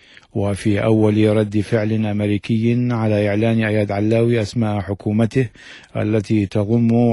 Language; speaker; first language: Arabic; native; Arabic